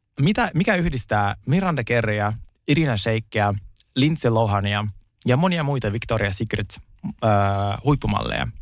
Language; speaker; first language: Finnish; non-native, fluent; Russian